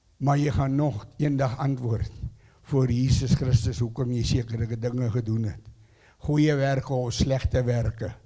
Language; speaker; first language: Afrikaans; non-native, local second language; English